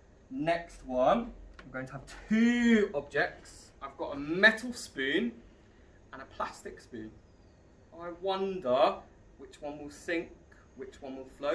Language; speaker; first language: English; native; English